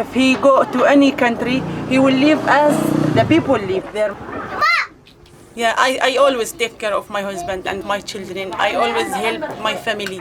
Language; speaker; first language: English; non-native, learner; Arabic